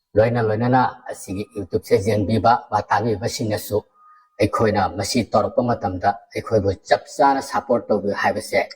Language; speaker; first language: Manipuri; native; Manipuri